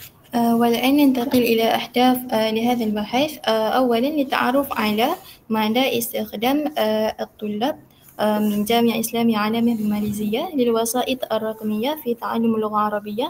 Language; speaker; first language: Arabic; non-native, learner; Malay